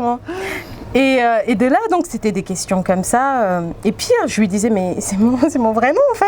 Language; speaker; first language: French; native; French